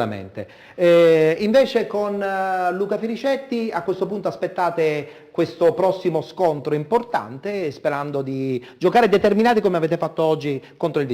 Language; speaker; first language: Italian; native; Italian